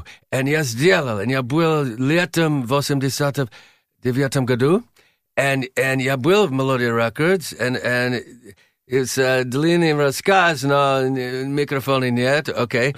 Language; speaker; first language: Russian; non-native, learner; English